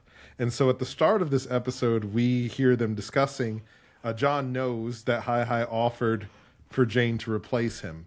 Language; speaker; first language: English; native; English